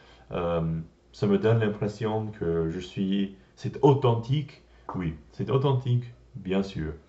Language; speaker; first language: French; non-native, learner; English